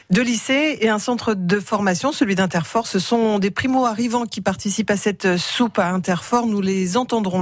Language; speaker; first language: French; native; French